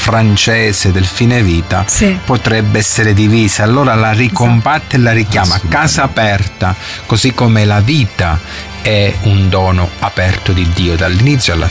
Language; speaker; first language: Italian; native; Italian